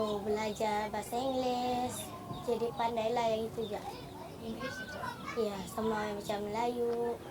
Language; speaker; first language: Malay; non-native, local second language; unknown